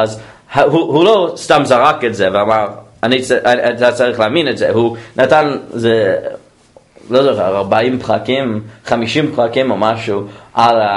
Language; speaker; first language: Hebrew; non-native, fluent; English